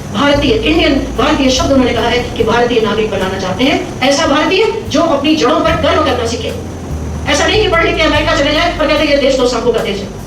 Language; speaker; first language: Hindi; native; Hindi